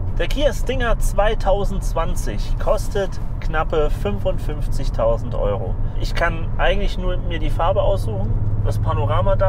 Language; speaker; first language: German; native; German